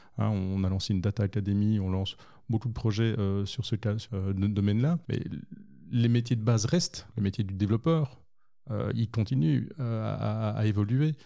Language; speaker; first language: French; native; French